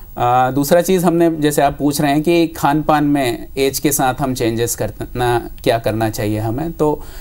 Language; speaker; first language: Hindi; native; Hindi